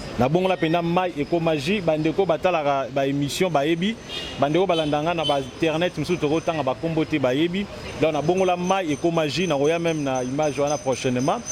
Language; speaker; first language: Lingala; native; Lingala